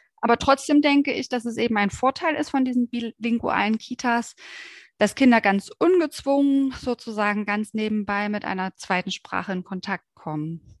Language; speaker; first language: German; native; German